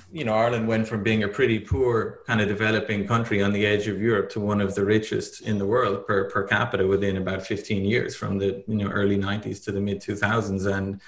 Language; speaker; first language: English; native; English